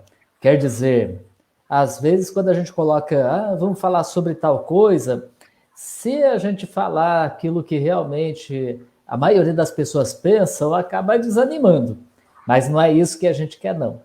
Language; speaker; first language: Portuguese; native; Portuguese